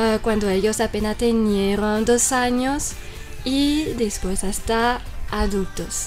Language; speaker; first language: Spanish; non-native, fluent; French